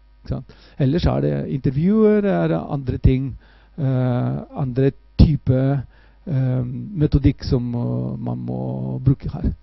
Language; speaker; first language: Norwegian; non-native, fluent; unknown